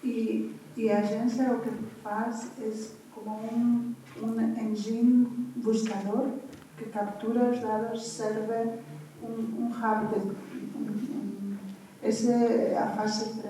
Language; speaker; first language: Portuguese; non-native, fluent; Spanish